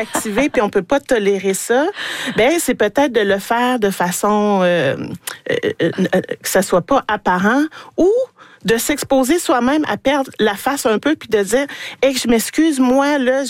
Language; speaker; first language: French; native; French